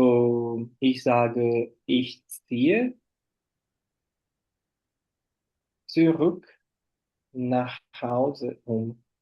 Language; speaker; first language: German; non-native, fluent; Portuguese